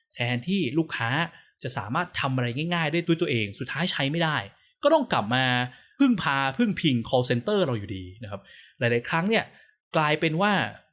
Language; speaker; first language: Thai; native; Thai